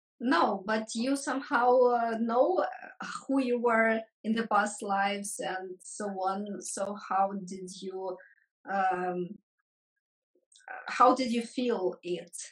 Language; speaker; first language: English; non-native, fluent; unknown